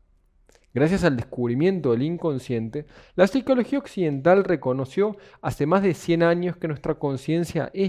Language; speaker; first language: Spanish; native; Spanish